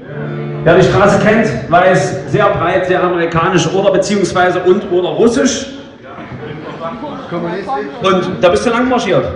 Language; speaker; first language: German; native; German